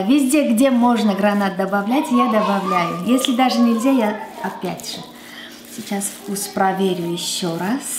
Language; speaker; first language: Russian; non-native, local second language; Armenian